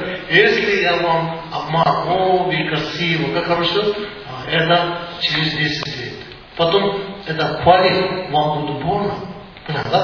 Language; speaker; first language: Russian; non-native, learner; Tibetan